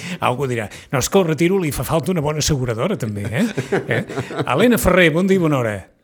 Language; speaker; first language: Catalan; native; Catalan